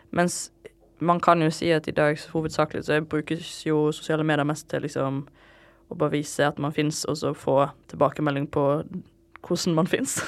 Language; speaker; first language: Norwegian; native; Norwegian